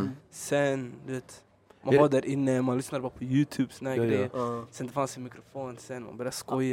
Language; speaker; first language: Swedish; early bilingual, other home language; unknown